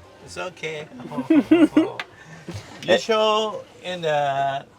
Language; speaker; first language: English; non-native, learner; Thai